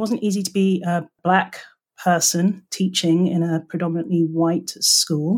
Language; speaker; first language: English; native; English